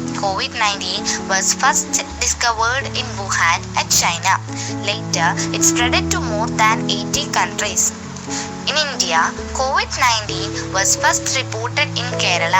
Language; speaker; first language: English; non-native, local second language; Malayalam